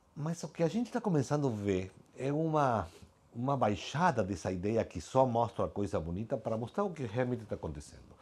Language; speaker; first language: Portuguese; non-native, fluent; Spanish